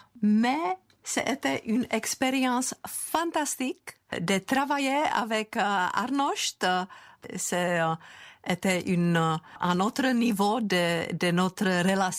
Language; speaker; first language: French; non-native, fluent; Czech